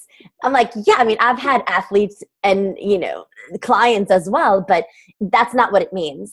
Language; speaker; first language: English; non-native, fluent; Turkish